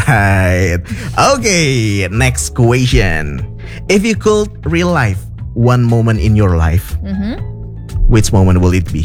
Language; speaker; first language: English; non-native, fluent; Indonesian